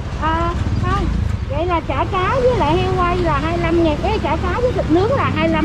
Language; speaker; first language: Vietnamese; native; Vietnamese